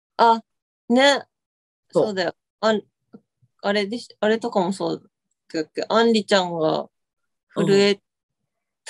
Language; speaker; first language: Japanese; native; Japanese